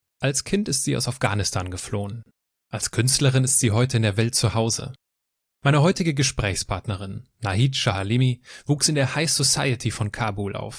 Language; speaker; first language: German; native; German